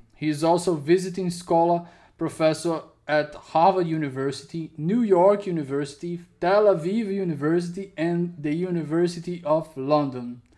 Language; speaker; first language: English; non-native, fluent; Portuguese